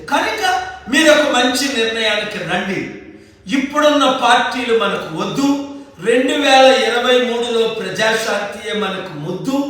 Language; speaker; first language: Telugu; native; Telugu